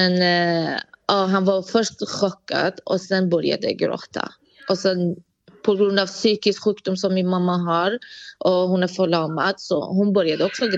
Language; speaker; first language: Swedish; non-native, fluent; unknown